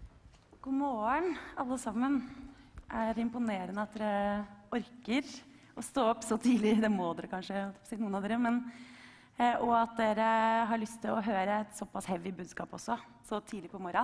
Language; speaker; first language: Norwegian; native; Norwegian